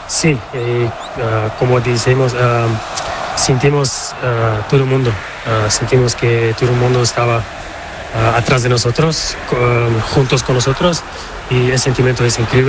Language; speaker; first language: Spanish; non-native, learner; Portuguese